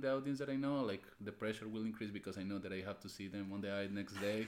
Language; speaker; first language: English; non-native, fluent; Spanish